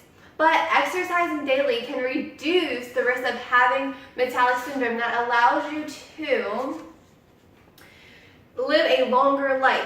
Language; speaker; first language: English; native; English